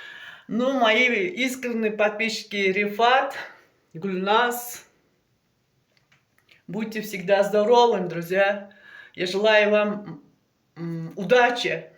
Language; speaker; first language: Russian; non-native, local second language; Uzbek